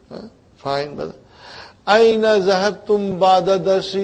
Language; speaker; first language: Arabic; non-native, fluent; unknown